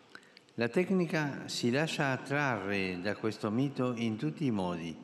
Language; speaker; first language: Italian; non-native, fluent; Spanish